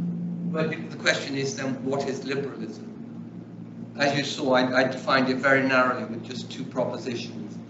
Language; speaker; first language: English; early bilingual, other home language; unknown